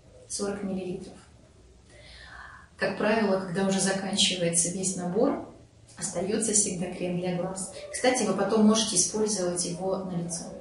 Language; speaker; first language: Russian; native; Russian